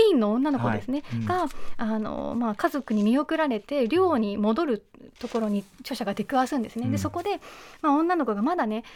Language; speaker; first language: Japanese; native; Japanese